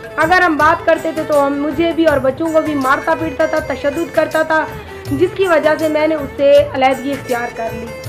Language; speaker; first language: Urdu; native; Urdu